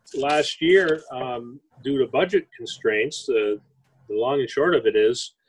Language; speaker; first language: English; native; English